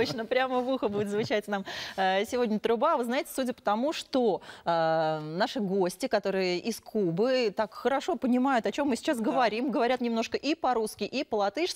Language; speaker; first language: Russian; native; Russian